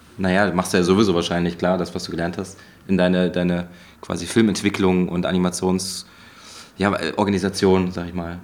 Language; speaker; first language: German; native; German